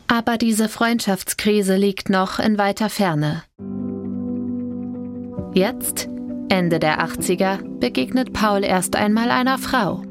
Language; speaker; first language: German; native; German